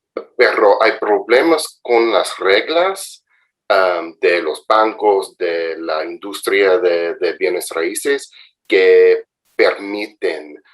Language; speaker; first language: Spanish; non-native, fluent; English